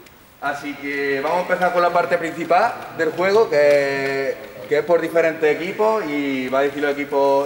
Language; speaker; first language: Spanish; native; Spanish